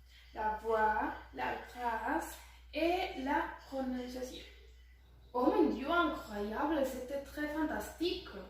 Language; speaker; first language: French; non-native, learner; Spanish